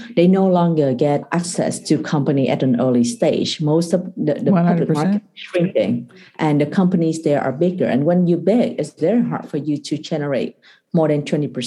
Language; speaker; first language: English; non-native, fluent; Vietnamese